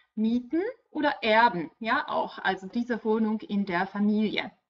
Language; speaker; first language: German; non-native, fluent; Polish